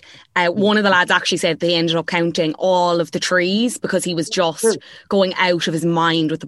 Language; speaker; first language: English; native; English